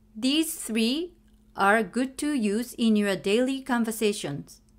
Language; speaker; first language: English; non-native, fluent; Japanese